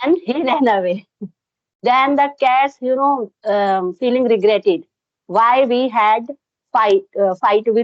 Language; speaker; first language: English; non-native, local second language; Hindi